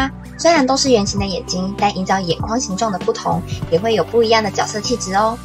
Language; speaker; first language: Chinese; native; Chinese